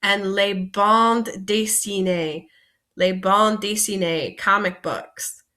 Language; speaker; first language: French; non-native, fluent; English